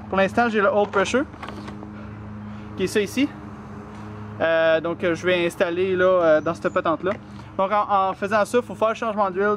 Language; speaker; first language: French; native; French